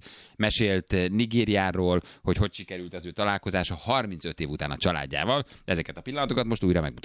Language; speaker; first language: Hungarian; native; Hungarian